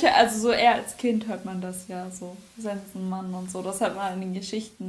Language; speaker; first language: German; native; German